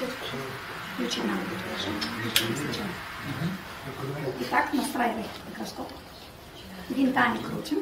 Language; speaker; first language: Russian; native; Russian